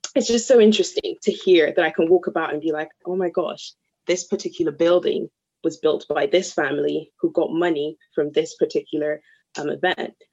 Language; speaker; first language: English; early bilingual, other home language; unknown